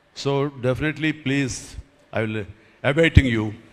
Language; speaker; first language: English; non-native, local second language; Telugu